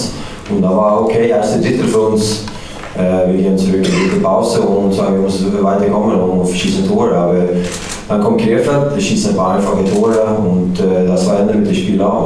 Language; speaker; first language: German; non-native, learner; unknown